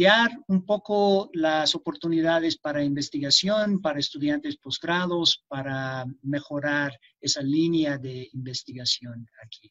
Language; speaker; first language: Spanish; non-native, fluent; English